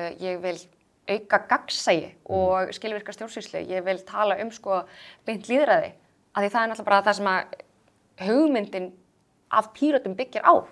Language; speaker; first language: Icelandic; early bilingual, other home language; Kurdish